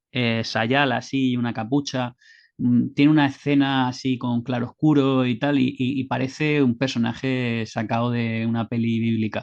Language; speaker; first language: Spanish; native; Spanish